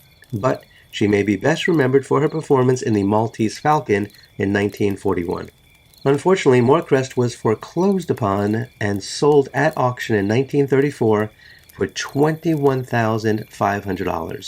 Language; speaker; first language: English; native; English